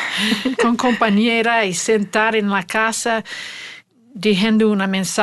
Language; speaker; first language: Spanish; non-native, learner; English